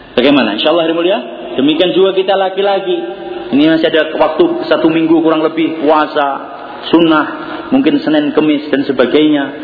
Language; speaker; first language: Indonesian; non-native, local second language; Javanese